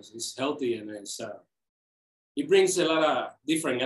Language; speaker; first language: English; non-native, fluent; Spanish